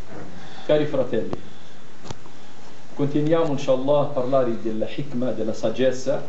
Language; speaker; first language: Italian; non-native, fluent; Arabic